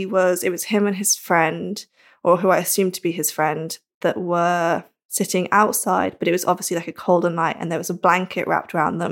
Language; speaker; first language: English; native; English